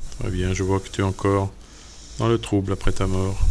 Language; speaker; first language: French; native; French